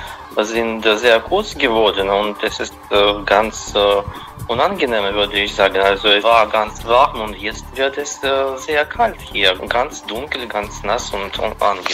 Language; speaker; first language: German; non-native, fluent; Russian